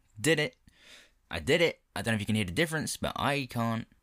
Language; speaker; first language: English; native; English